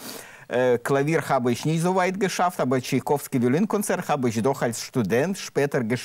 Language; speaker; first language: German; non-native, learner; Russian